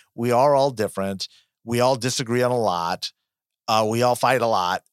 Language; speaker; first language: English; early bilingual, other home language; Spanish